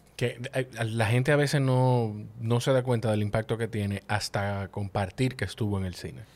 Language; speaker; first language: Spanish; native; Spanish